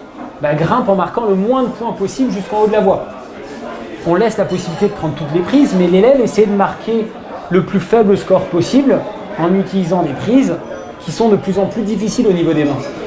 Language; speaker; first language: French; native; French